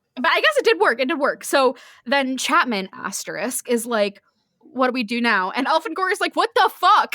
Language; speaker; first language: English; native; English